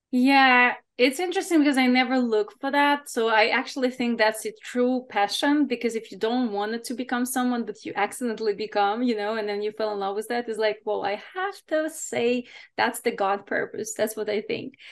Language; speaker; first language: English; non-native, fluent; Ukrainian